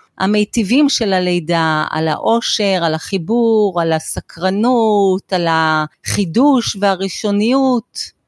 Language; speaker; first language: Hebrew; native; Hebrew